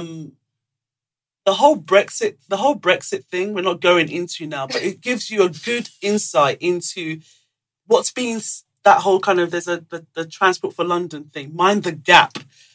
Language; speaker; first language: English; non-native, local second language; Yoruba